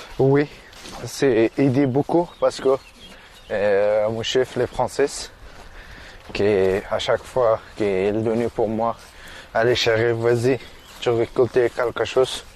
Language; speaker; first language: French; non-native, learner; Persian